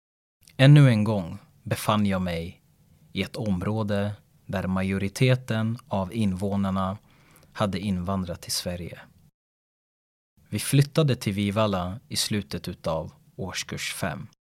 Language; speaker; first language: Swedish; early bilingual, other home language; Lingala